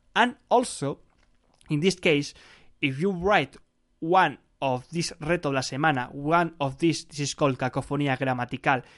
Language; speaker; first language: English; non-native, fluent; Spanish